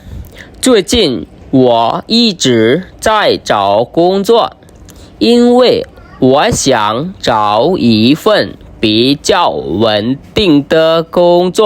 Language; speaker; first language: Chinese; non-native, fluent; Khmer